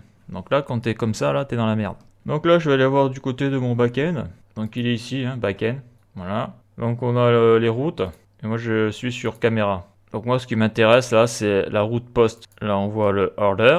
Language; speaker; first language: French; native; French